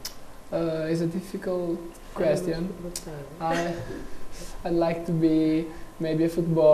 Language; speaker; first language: English; non-native, learner; Italian